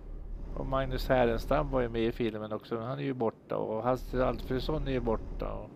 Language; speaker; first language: Swedish; native; Swedish